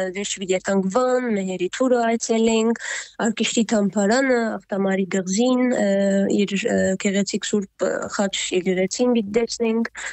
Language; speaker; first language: Armenian; early bilingual, heritage; Armenian